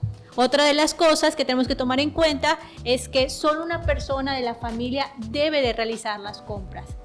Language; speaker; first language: Spanish; native; Spanish